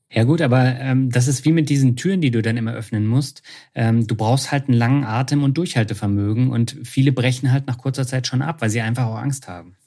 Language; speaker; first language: German; native; German